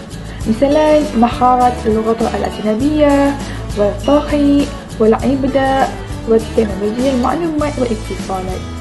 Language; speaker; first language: Arabic; non-native, learner; Malay